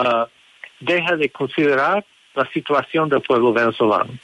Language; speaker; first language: Spanish; non-native, fluent; English